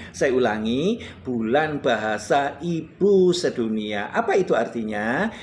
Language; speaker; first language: Indonesian; non-native, local second language; Javanese